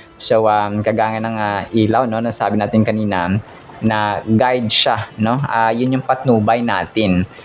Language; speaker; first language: Filipino; non-native, local second language; Hiligaynon